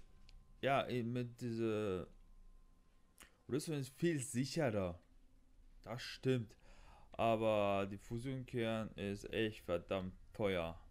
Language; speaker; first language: German; non-native, learner; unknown